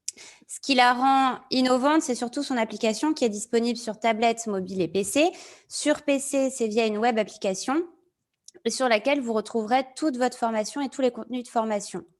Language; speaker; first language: French; native; French